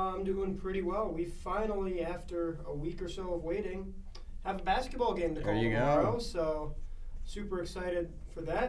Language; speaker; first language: English; native; English